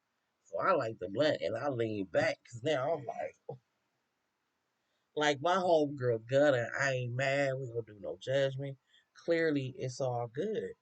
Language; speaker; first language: English; native; English